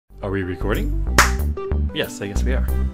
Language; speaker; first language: English; native; English